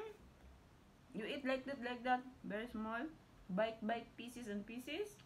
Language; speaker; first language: English; non-native, learner; Filipino